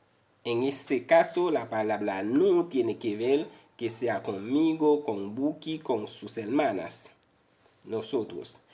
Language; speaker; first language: Spanish; non-native, fluent; Haitian Creole